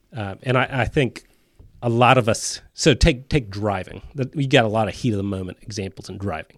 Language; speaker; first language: English; native; English